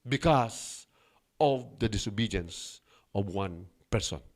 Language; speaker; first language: English; non-native, local second language; Filipino